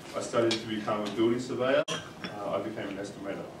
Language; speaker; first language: English; native; English